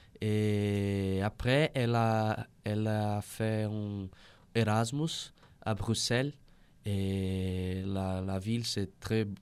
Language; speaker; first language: French; non-native, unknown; Portuguese